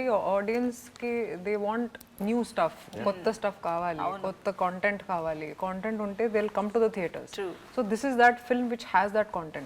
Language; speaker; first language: Telugu; non-native, fluent; Hindi